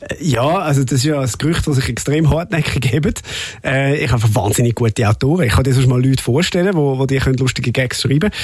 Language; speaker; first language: German; native; German